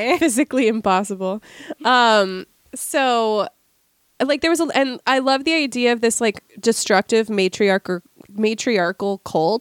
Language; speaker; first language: English; native; English